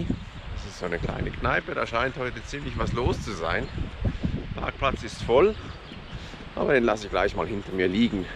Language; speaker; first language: German; native; German